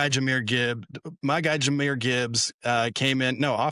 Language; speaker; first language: English; native; English